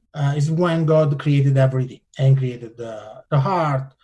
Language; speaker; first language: English; non-native, fluent; Italian